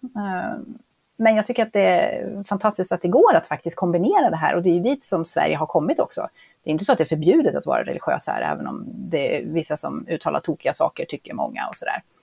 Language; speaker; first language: Swedish; native; Swedish